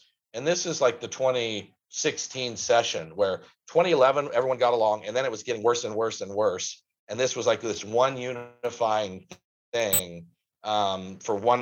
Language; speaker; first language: English; native; English